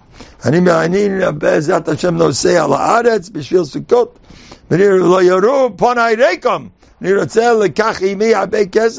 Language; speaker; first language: Hebrew; non-native, fluent; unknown